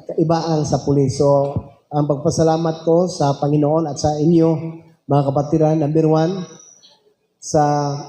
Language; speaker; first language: Filipino; non-native, local second language; Cebuano